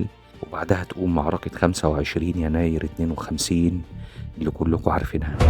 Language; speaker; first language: Arabic; native; Arabic